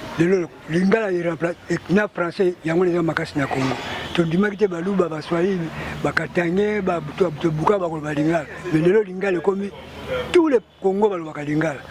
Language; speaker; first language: Lingala; native; Lingala